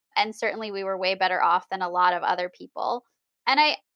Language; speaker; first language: English; native; English